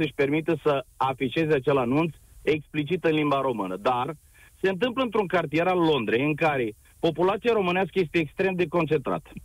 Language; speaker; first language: Romanian; native; Romanian